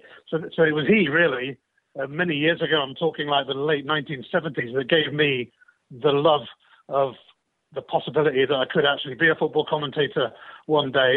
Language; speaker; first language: English; native; English